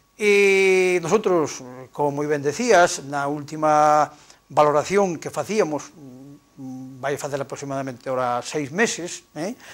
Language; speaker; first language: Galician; native; Galician